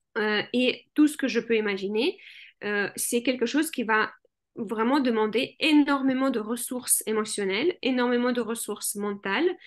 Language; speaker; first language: French; early bilingual, other home language; Russian